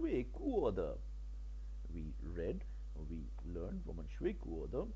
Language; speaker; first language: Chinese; non-native, learner; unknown